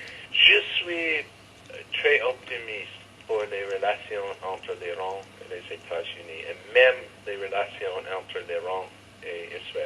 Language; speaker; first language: French; non-native, fluent; English